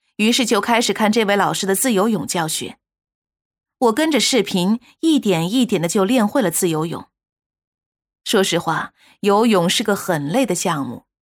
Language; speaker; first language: Chinese; native; Chinese